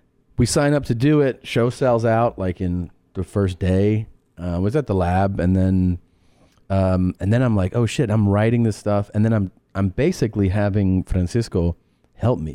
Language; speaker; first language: English; native; English